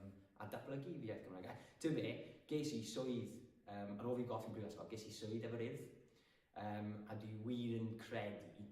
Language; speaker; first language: Welsh; non-native, local second language; English